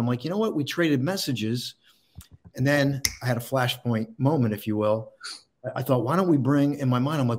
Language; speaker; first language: English; native; English